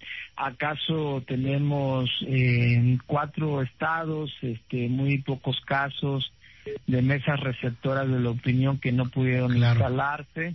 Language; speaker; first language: Spanish; native; Spanish